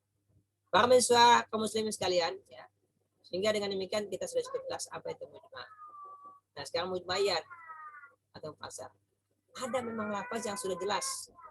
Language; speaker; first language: Indonesian; native; Indonesian